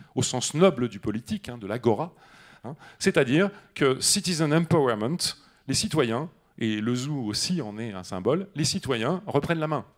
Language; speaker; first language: French; native; French